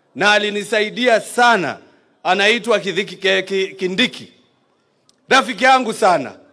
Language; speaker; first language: Swahili; non-native, local second language; Kikuyu